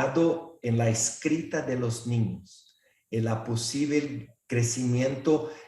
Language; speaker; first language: Spanish; non-native, fluent; Portuguese